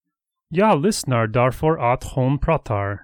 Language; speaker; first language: Swedish; non-native, learner; English